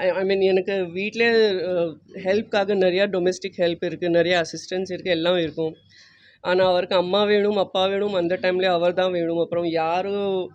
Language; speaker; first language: Tamil; non-native, learner; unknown